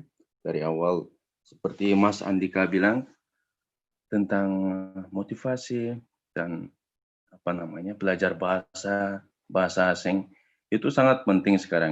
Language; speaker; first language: Indonesian; non-native, fluent; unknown